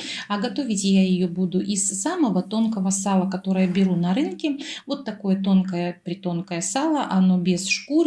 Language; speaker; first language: Russian; native; Russian